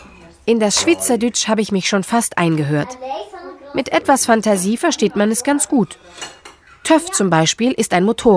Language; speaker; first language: German; native; German